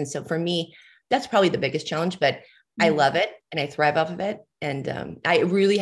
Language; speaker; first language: English; native; English